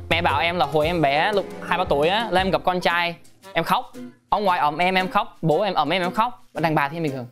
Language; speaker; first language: Vietnamese; early bilingual, heritage; Vietnamese